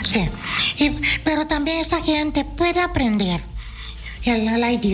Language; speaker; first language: Spanish; non-native, fluent; Dutch